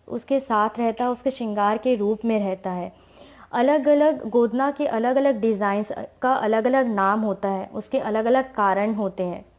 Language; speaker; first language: Hindi; native; Hindi